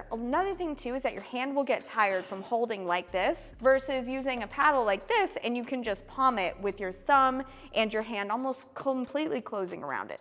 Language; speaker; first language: English; native; English